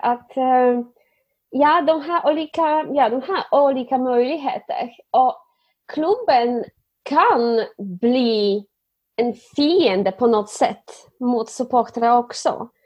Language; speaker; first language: Swedish; non-native, fluent; Polish